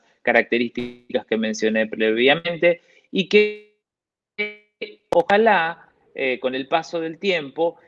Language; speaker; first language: Spanish; native; Spanish